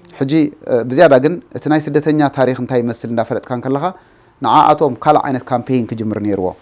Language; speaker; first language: Tigrinya; native; Tigrinya